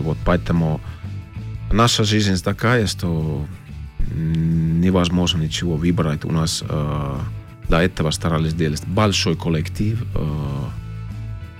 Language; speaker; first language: Russian; non-native, learner; Finnish